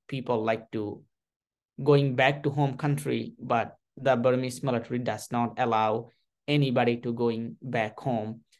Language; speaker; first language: English; non-native, learner; Rohingya